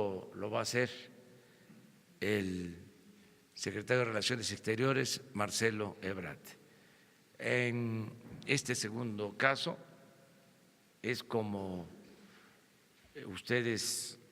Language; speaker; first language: Spanish; native; Spanish